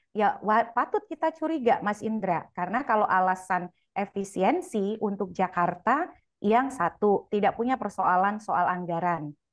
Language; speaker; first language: Indonesian; native; Indonesian